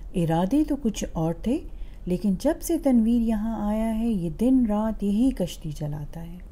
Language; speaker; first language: Urdu; native; Urdu